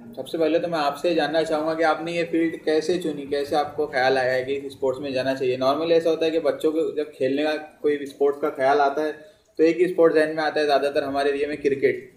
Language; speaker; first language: Hindi; non-native, local second language; Urdu